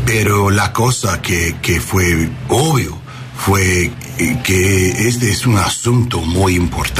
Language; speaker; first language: Spanish; non-native, learner; English